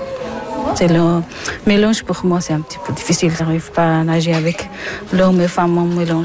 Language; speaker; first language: French; non-native, learner; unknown